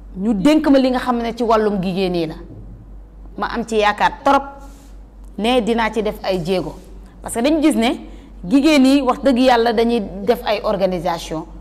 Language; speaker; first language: Wolof; non-native, local second language; Jola-Fonyi